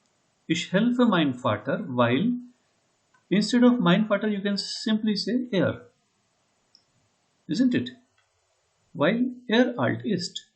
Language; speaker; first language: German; non-native, fluent; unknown